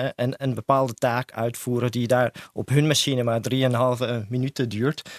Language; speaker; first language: Dutch; non-native, fluent; Swiss German